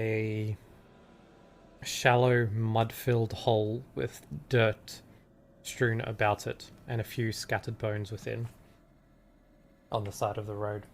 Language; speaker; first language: English; native; English